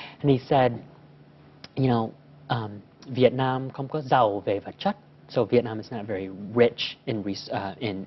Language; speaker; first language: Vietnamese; early bilingual, other home language; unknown